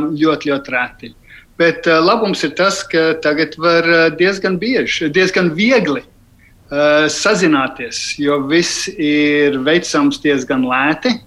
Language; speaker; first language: Latvian; early bilingual, heritage; Latvian